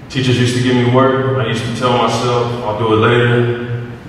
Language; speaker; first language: English; native; English